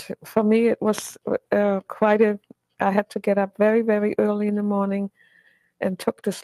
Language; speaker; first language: English; non-native, fluent; German